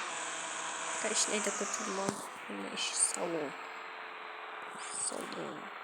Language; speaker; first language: Russian; non-native, local second language; Kazakh